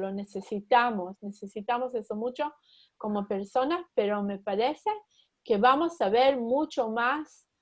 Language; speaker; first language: Spanish; early bilingual, heritage; Spanish